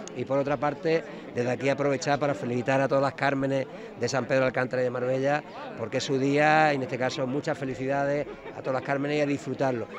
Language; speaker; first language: Spanish; native; Spanish